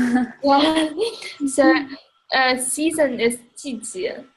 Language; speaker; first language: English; non-native, fluent; Chinese